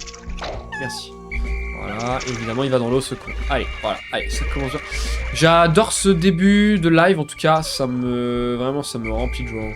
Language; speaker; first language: French; native; French